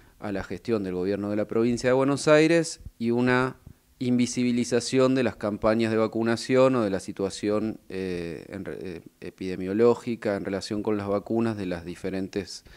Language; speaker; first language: Spanish; native; Spanish